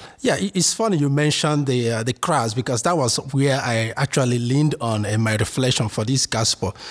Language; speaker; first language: English; non-native, local second language; Igbo